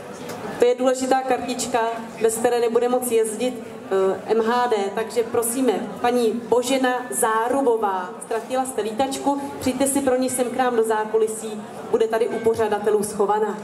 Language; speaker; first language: Czech; native; Czech